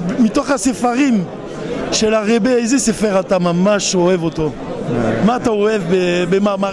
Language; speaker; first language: Hebrew; non-native, learner; French